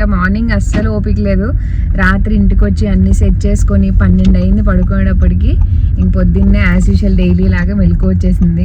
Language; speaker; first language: Telugu; native; Telugu